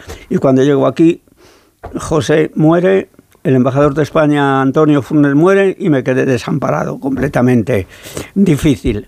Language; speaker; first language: Spanish; native; Spanish